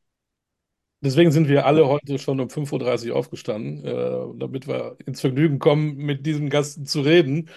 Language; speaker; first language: German; native; German